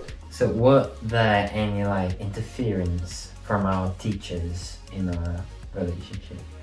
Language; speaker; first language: English; non-native, fluent; Portuguese